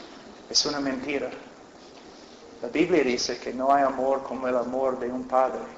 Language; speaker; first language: Spanish; non-native, fluent; English